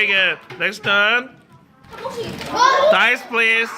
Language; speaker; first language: English; non-native, fluent; Korean